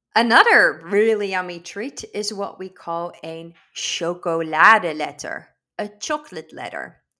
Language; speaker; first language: English; non-native, fluent; Dutch